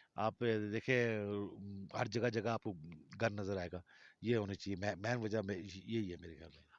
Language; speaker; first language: Urdu; non-native, local second language; Balti